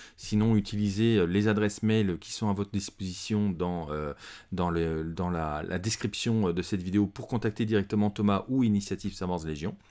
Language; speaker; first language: French; native; French